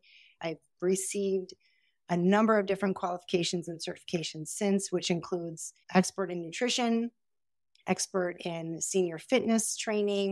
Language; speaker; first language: English; native; English